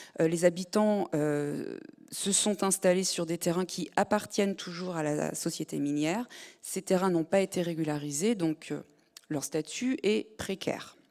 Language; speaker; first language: French; native; French